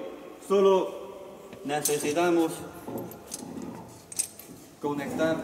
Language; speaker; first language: Spanish; non-native, learner; Chinese